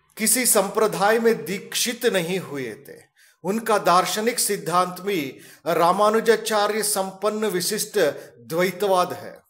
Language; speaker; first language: Hindi; non-native, local second language; Kannada